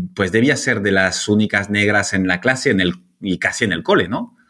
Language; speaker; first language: Spanish; non-native, fluent; French